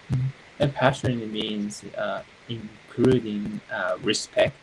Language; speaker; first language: English; non-native, learner; Japanese